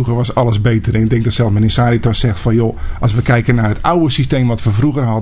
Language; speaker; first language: Dutch; native; Dutch